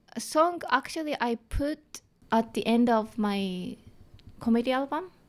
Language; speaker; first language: English; non-native, fluent; Japanese